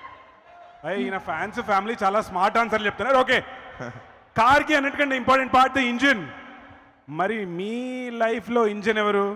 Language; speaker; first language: Telugu; native; Telugu